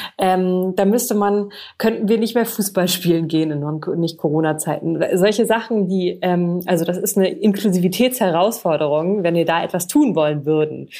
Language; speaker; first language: German; native; German